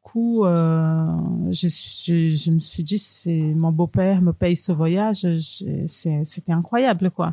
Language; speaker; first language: French; non-native, fluent; Portuguese